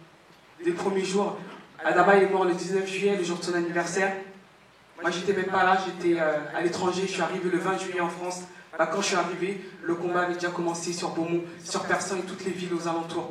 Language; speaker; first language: French; native; French